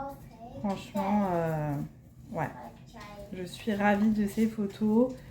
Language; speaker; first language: French; native; French